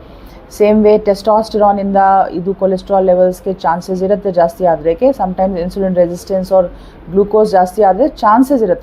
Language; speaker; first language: Kannada; non-native, learner; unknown